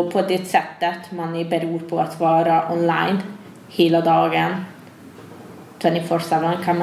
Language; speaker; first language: Swedish; non-native, fluent; Hungarian